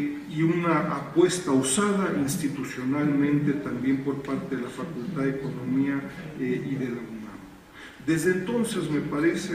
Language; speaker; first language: Spanish; native; Spanish